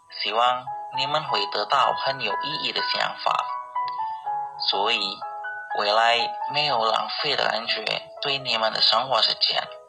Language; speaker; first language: Chinese; non-native, learner; Indonesian